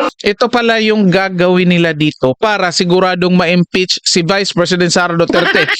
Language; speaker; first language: Filipino; non-native, local second language; Cebuano